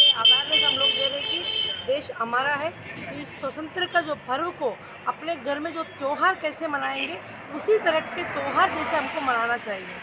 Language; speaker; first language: Hindi; non-native, local second language; Tamil